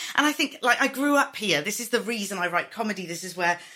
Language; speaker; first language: English; native; English